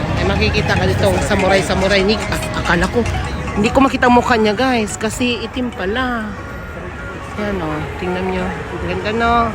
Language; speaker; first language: Filipino; native; Filipino